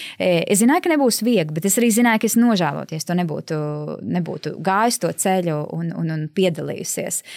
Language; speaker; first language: Latvian; native; Latvian